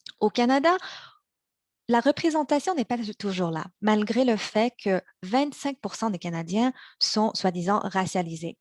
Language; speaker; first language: French; early bilingual, other home language; Chinese